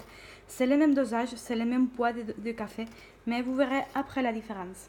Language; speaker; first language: French; non-native, fluent; Spanish